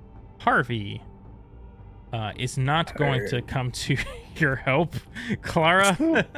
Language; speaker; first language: English; native; English